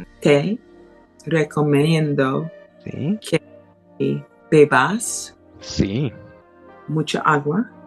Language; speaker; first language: Spanish; non-native, learner; English